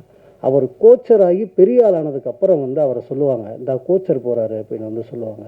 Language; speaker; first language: Tamil; native; Tamil